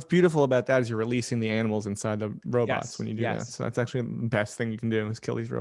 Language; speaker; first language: English; native; English